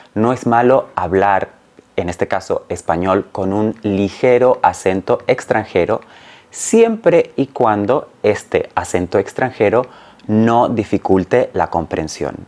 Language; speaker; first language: Spanish; native; Spanish